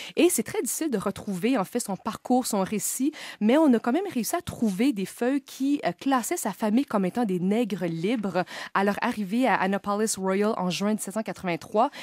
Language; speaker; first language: French; native; French